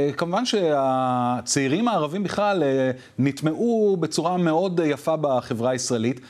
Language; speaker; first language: Hebrew; native; Hebrew